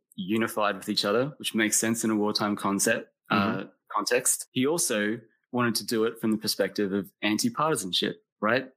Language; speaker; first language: English; native; English